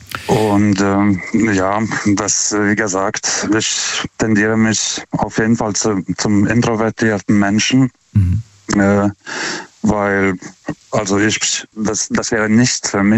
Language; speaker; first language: German; non-native, fluent; Lithuanian